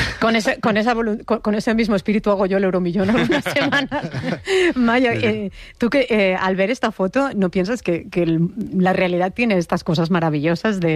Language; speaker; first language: Spanish; native; Spanish